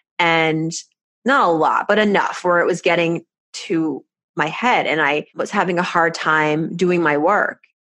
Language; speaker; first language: English; early bilingual, other home language; Persian